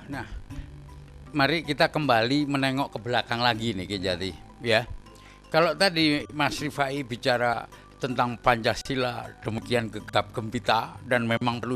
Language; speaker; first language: Indonesian; native; Indonesian